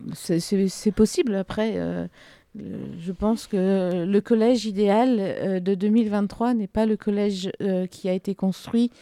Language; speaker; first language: French; native; French